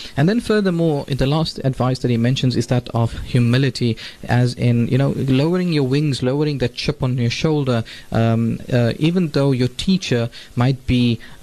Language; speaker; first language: English; native; English